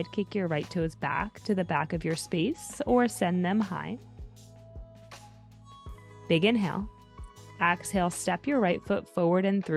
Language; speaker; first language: English; native; English